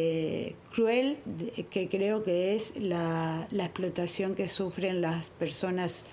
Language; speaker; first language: Spanish; native; Spanish